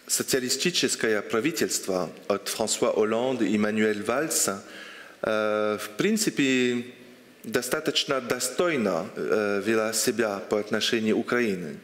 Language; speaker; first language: Russian; non-native, fluent; French